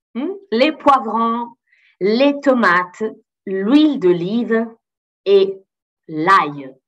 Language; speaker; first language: French; non-native, fluent; Italian